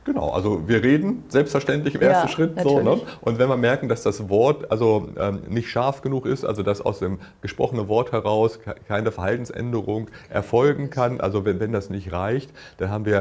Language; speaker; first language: German; native; German